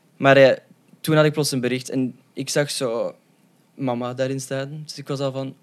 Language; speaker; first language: Dutch; early bilingual, other home language; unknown